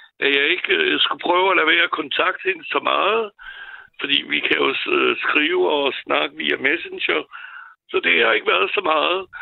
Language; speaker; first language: Danish; non-native, fluent; French